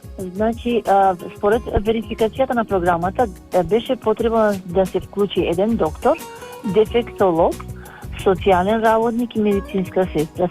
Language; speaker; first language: Macedonian; non-native, local second language; Albanian